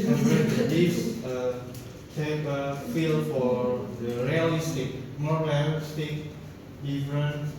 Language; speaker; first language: English; non-native, learner; Indonesian